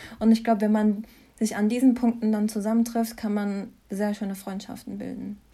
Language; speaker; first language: German; early bilingual, other home language; Turkish